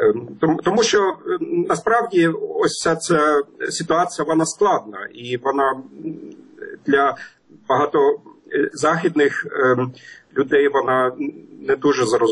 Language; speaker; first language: Ukrainian; non-native, fluent; German